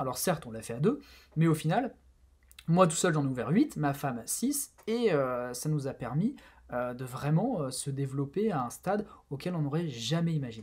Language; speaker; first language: French; native; French